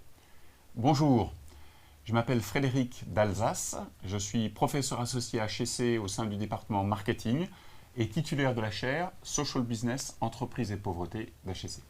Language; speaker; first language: French; native; French